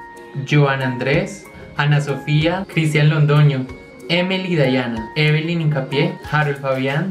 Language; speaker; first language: Spanish; native; Spanish